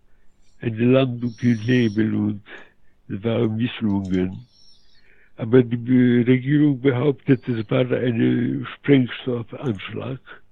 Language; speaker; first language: German; non-native, fluent; Polish